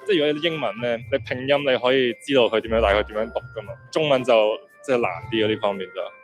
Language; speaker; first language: Chinese; non-native, learner; English